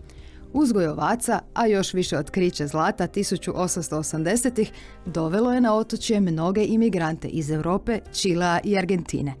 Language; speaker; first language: Croatian; native; Croatian